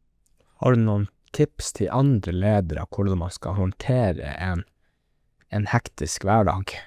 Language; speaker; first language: Norwegian; native; Norwegian